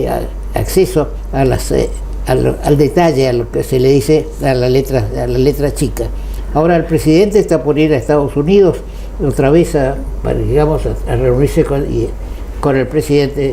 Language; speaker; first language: Spanish; native; Spanish